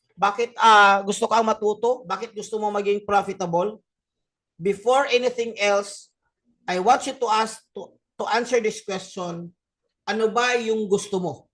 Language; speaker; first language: Filipino; non-native, local second language; Cebuano